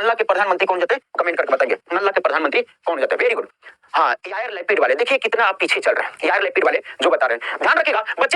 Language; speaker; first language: Hindi; native; Hindi